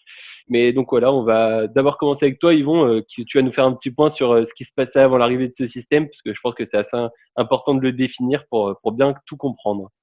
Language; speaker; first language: French; native; French